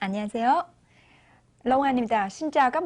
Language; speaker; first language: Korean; non-native, fluent; Vietnamese